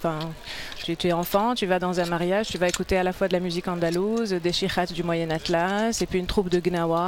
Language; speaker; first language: French; non-native, local second language; Arabic